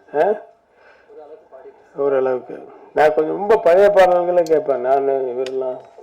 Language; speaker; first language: Tamil; native; Tamil